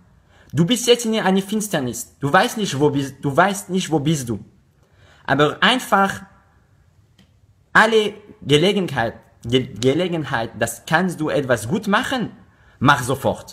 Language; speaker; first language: German; non-native, learner; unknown